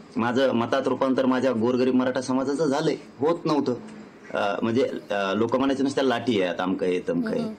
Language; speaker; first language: Marathi; native; Marathi